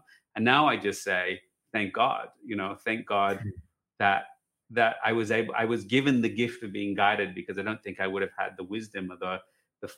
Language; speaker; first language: English; native; English